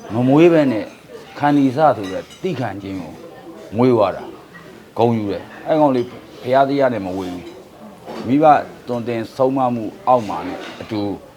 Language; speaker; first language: Burmese; native; Burmese